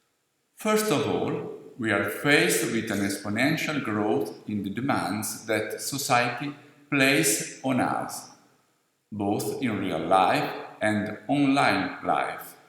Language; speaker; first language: English; non-native, fluent; Italian